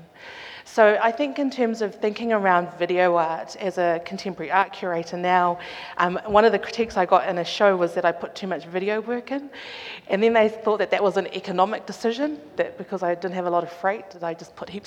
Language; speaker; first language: English; native; English